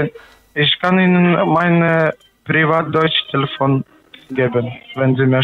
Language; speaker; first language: German; non-native, learner; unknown